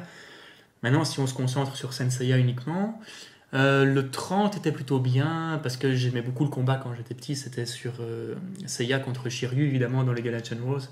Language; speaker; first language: French; native; French